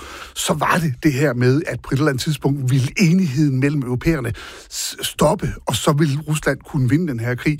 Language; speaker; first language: Danish; native; Danish